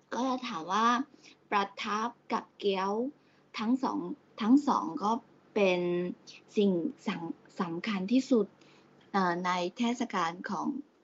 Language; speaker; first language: Thai; non-native, learner; Chinese